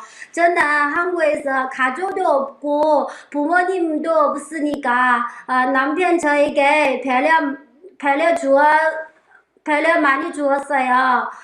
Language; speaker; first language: Korean; non-native, learner; Chinese